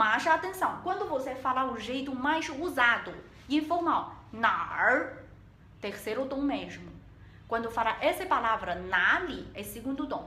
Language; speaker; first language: Portuguese; non-native, learner; Chinese